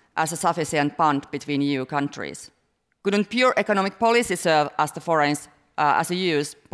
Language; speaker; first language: English; non-native, fluent; Finnish